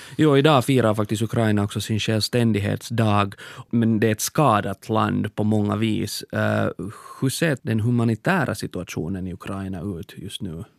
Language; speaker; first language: Swedish; native; Swedish